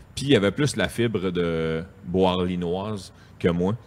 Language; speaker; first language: French; native; French